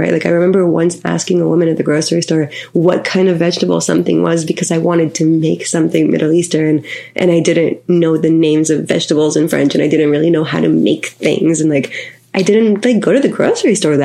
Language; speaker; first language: English; non-native, fluent; Hebrew